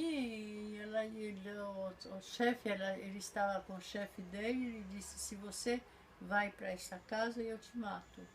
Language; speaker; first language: Portuguese; non-native, fluent; Polish